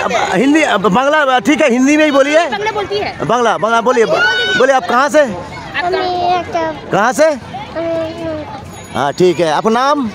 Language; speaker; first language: Hindi; non-native, local second language; Bangla